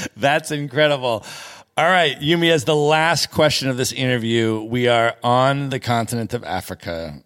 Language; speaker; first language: English; native; English